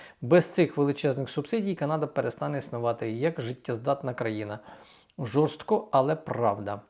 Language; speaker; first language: Ukrainian; native; Ukrainian